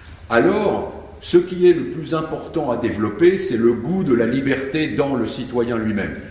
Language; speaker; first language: French; native; French